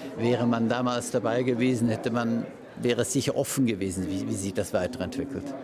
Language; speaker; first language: German; native; German